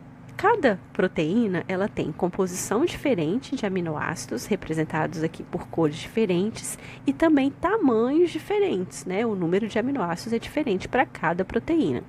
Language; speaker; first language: Portuguese; native; Portuguese